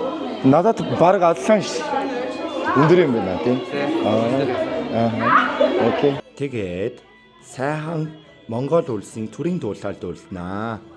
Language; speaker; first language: Mongolian; non-native, fluent; Korean